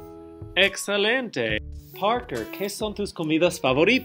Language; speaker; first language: Spanish; non-native, learner; English